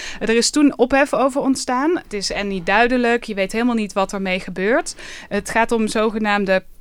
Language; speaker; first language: Dutch; native; Dutch